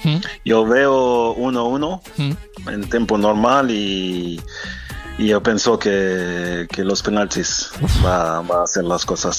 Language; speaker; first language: Spanish; non-native, fluent; French